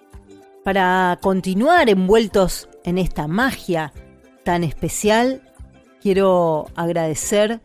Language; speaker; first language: Spanish; native; Spanish